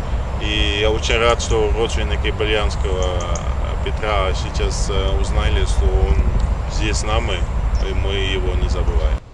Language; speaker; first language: Russian; non-native, fluent; Dutch